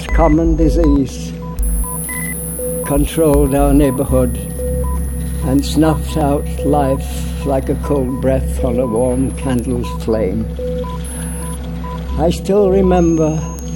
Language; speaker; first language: English; native; English